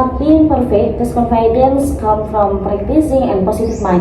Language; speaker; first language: English; non-native, learner; Indonesian